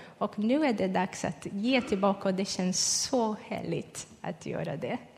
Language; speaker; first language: Swedish; non-native, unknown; Portuguese